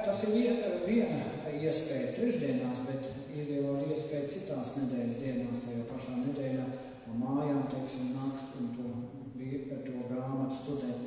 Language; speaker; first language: Latvian; native; Latvian